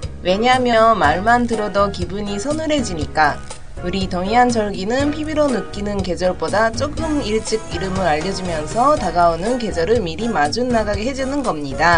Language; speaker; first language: Korean; non-native, fluent; Japanese